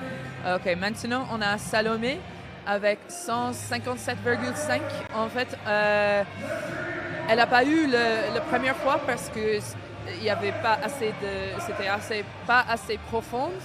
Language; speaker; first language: French; non-native, learner; English